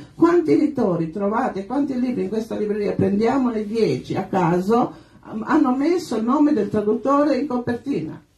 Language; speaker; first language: Italian; non-native, fluent; Croatian